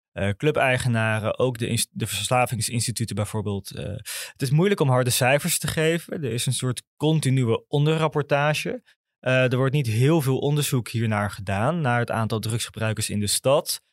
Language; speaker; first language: Dutch; native; Dutch